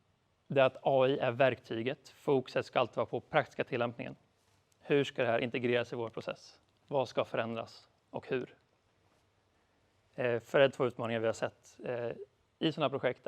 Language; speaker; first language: Swedish; native; Swedish